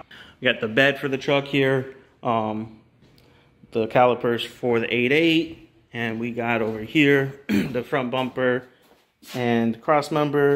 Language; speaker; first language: English; native; English